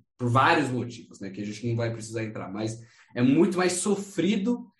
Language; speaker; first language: Portuguese; non-native, fluent; English